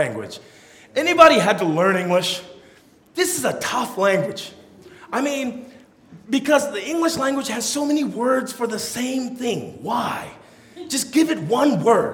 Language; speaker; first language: English; early bilingual, other home language; Tongan